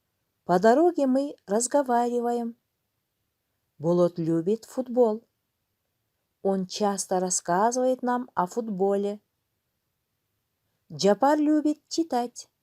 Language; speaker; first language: Russian; non-native, local second language; Kyrgyz